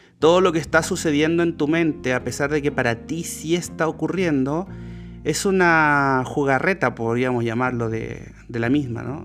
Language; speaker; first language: Spanish; native; Spanish